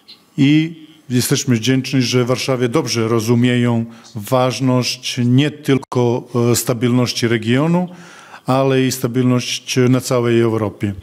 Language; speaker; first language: Polish; non-native, fluent; Serbian